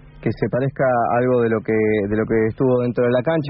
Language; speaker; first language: Spanish; native; Spanish